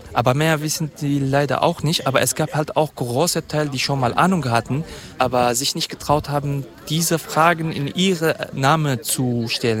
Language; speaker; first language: German; non-native, fluent; Kurdish